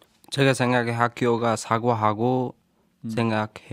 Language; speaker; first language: Korean; non-native, learner; Uzbek